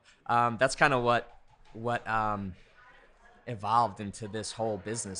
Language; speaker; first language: English; native; English